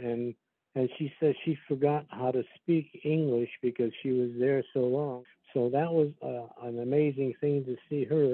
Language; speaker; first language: English; early bilingual, other home language; Slovak